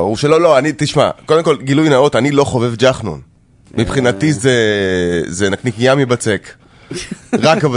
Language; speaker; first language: Hebrew; native; Hebrew